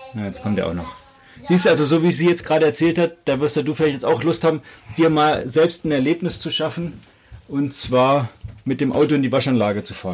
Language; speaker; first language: German; native; German